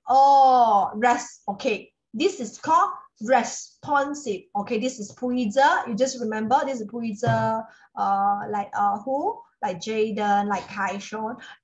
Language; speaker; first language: English; non-native, local second language; Chinese